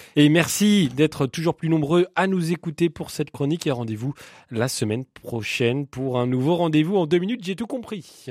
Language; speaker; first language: French; native; French